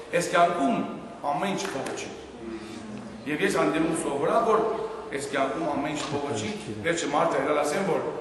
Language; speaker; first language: Armenian; early bilingual, heritage; Armenian